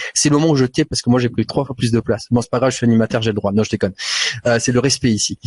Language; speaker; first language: French; native; French